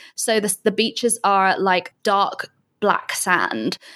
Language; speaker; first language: English; native; English